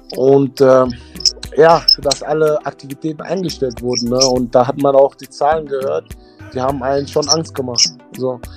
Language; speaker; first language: German; early bilingual, other home language; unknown